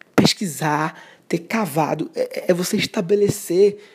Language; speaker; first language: Portuguese; native; Portuguese